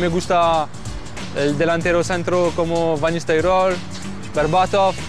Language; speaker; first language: Spanish; non-native, learner; French